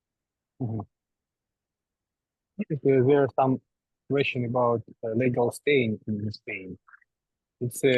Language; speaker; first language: English; non-native, learner; Ukrainian